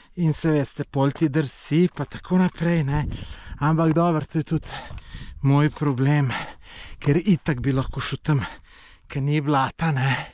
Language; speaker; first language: Slovenian; native; Slovenian